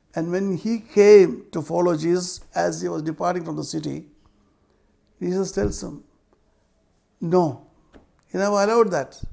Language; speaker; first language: English; non-native, local second language; Malayalam